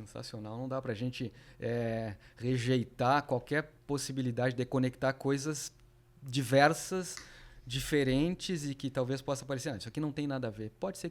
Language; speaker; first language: Portuguese; native; Portuguese